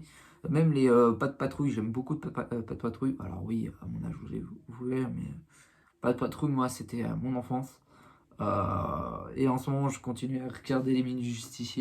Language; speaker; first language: French; native; French